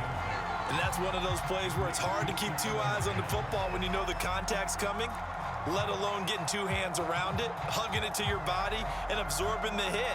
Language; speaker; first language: English; native; English